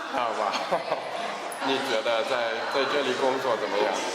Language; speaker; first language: Chinese; non-native, fluent; English